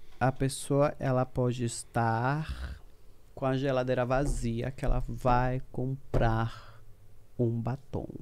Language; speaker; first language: Portuguese; non-native, fluent; Spanish